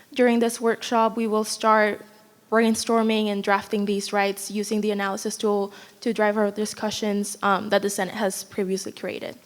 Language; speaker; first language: English; non-native, fluent; Spanish